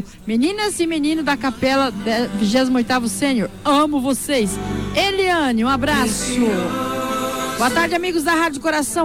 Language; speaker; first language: Portuguese; native; Portuguese